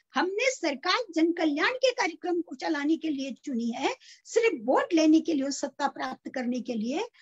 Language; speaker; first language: Hindi; native; Hindi